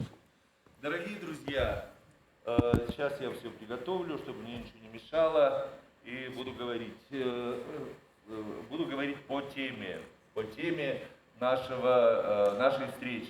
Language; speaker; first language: Russian; native; Russian